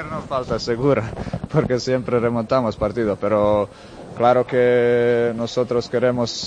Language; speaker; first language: Spanish; non-native, fluent; Croatian